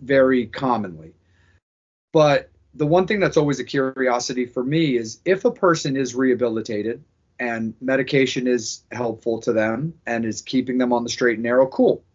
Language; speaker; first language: English; native; English